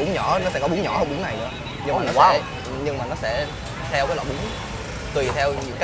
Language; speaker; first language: Vietnamese; native; Vietnamese